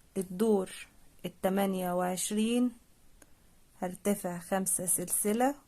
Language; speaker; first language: Arabic; native; Arabic